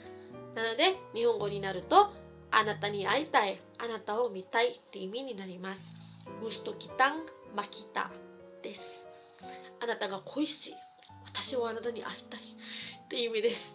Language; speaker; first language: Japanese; non-native, fluent; Filipino